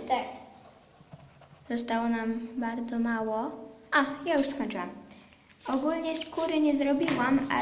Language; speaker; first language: Polish; early bilingual, heritage; Polish